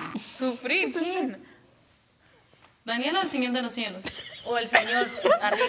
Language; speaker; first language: Spanish; early bilingual, other home language; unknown